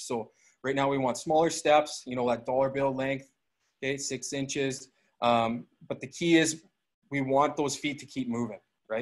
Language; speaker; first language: English; native; English